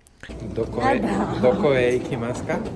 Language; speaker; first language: Japanese; non-native, fluent; Spanish